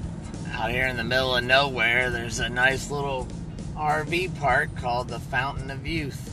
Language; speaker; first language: English; native; English